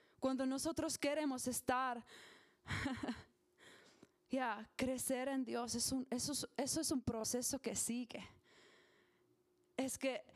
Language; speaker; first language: Spanish; non-native, learner; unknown